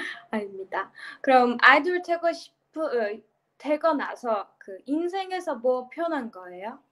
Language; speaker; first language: Korean; non-native, learner; Turkish